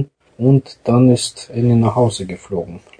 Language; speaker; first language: German; non-native, fluent; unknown